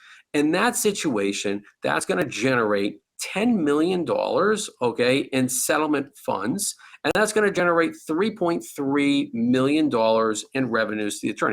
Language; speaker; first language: English; native; English